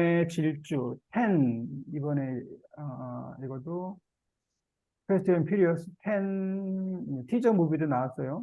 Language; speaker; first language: Korean; native; Korean